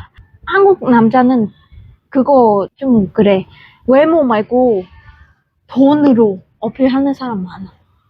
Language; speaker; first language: Korean; non-native, fluent; Vietnamese